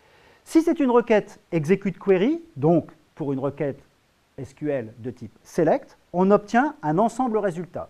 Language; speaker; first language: French; native; French